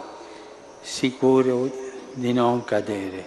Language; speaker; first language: Italian; non-native, fluent; Spanish